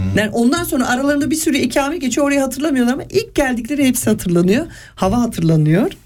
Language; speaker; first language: Turkish; early bilingual, heritage; Turkish